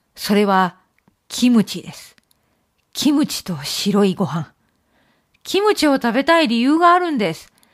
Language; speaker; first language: Japanese; native; Japanese